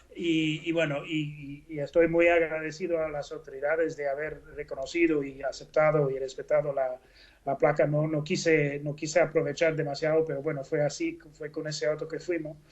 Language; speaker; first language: Spanish; non-native, fluent; Dutch